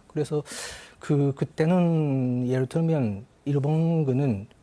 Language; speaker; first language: Korean; non-native, fluent; Japanese